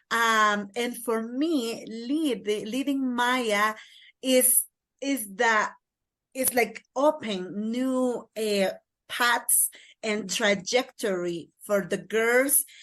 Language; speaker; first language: English; non-native, learner; Kaqchikel